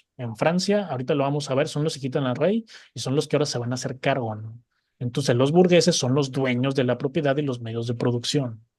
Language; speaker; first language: Spanish; native; Spanish